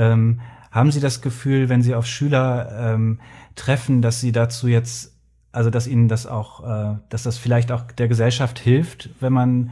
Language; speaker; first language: German; native; German